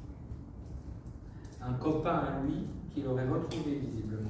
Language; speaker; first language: French; native; French